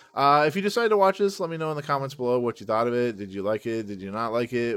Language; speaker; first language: English; native; English